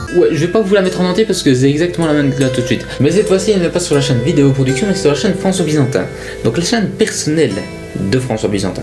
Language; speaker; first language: French; native; French